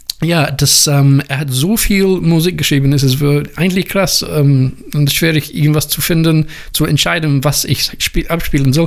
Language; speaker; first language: German; non-native, learner; English